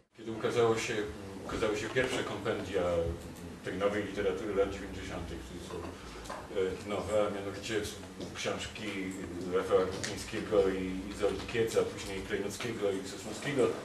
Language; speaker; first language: Polish; native; Polish